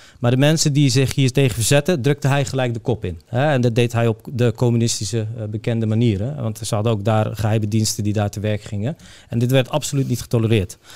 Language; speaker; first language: Dutch; early bilingual, other home language; Bosnian